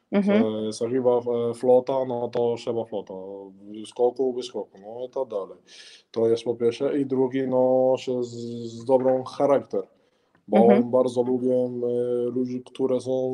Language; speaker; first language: Polish; non-native, learner; Spanish